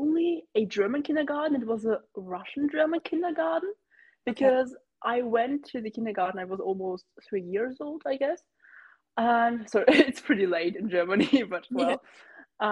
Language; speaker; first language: English; non-native, fluent; German